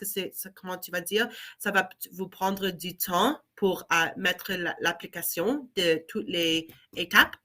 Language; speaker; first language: French; non-native, learner; English